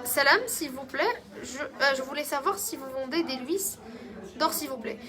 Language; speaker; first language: French; non-native, local second language; Arabic